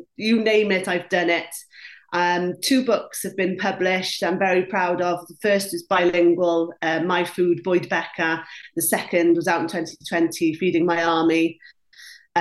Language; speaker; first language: English; non-native, local second language; Welsh